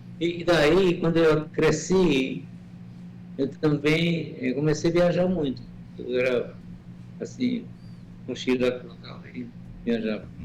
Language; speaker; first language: Portuguese; non-native, fluent; Malayalam